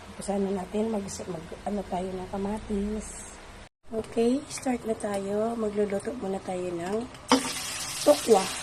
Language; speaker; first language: Filipino; non-native, local second language; Cebuano